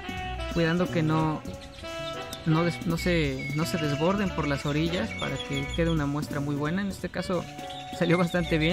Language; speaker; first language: Spanish; native; Spanish